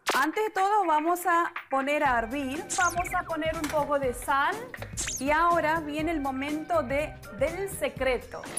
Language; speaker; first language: Spanish; non-native, fluent; Hindi